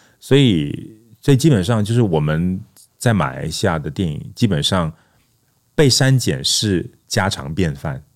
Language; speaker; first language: Chinese; non-native, local second language; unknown